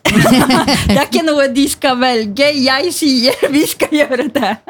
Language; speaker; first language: Norwegian; non-native, fluent; Polish